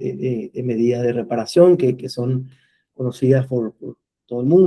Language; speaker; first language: Spanish; native; Spanish